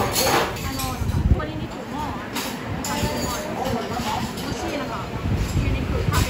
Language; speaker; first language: Japanese; non-native, fluent; Thai